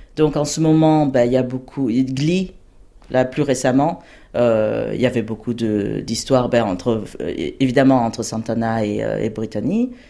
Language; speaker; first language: French; native; French